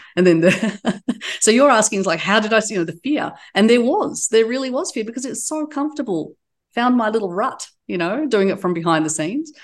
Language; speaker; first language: English; native; English